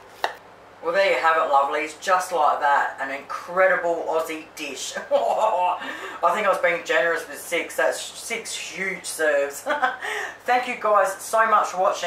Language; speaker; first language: English; native; English